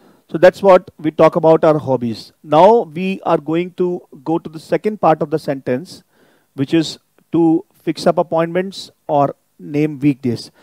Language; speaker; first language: English; non-native, local second language; Hindi